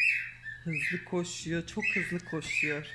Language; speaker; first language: Turkish; native; Turkish